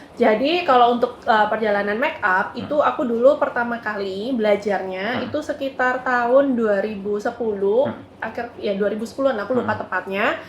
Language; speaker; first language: Indonesian; native; Indonesian